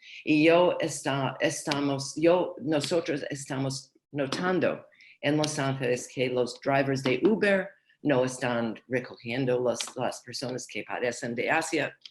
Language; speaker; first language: Spanish; non-native, learner; English